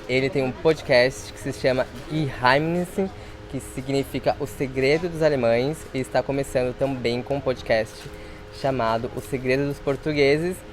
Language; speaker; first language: Portuguese; native; Portuguese